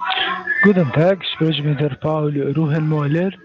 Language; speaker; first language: German; non-native, learner; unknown